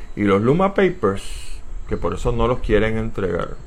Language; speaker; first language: Spanish; native; Spanish